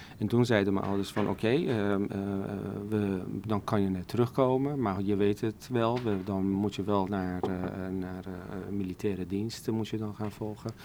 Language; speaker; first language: Dutch; non-native, fluent; Persian